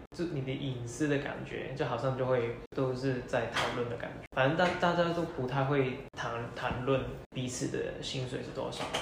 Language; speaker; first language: Chinese; non-native, local second language; Cantonese